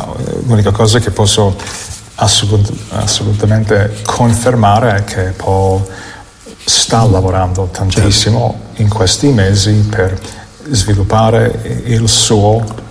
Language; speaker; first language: Italian; non-native, fluent; English